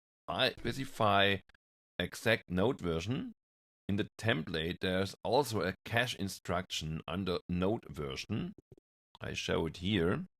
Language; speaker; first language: English; non-native, fluent; German